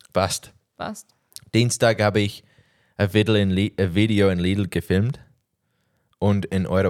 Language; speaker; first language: German; non-native, learner; English